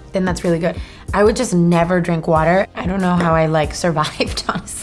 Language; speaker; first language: English; native; English